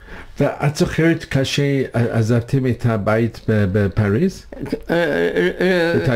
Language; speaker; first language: Hebrew; non-native, learner; English